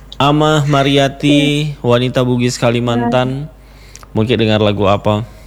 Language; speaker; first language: Indonesian; native; Indonesian